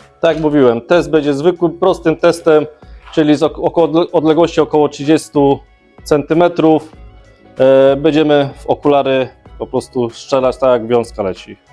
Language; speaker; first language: Polish; native; Polish